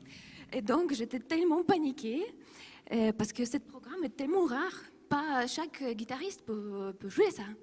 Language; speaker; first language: French; non-native, fluent; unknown